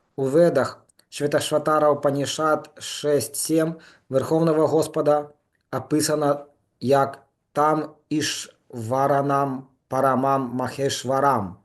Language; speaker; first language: Ukrainian; non-native, local second language; Russian